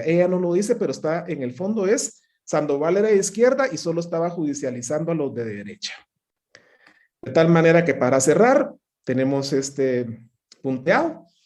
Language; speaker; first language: Spanish; native; Spanish